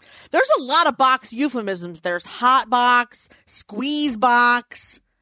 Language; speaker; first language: English; native; English